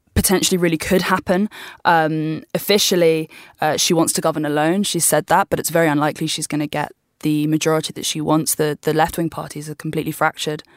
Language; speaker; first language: English; native; English